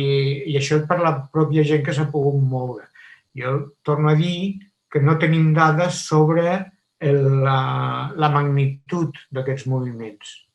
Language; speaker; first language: Catalan; native; Catalan